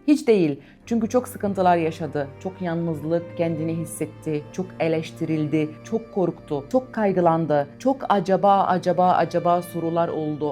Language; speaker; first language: Turkish; non-native, fluent; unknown